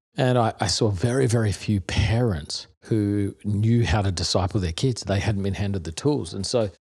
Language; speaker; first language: English; native; English